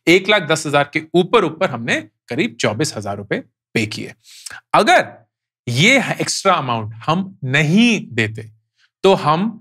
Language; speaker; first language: Hindi; native; Hindi